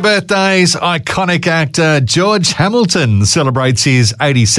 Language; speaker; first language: English; native; English